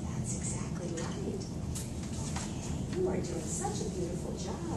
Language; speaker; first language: English; native; English